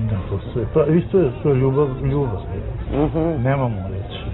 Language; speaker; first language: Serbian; non-native, local second language; Romany